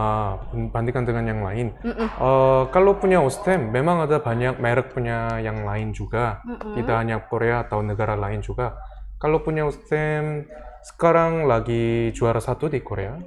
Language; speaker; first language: Indonesian; early bilingual, other home language; Korean